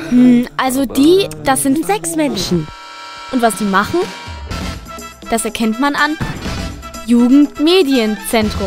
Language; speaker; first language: German; native; German